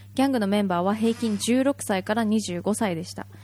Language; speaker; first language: Japanese; native; Japanese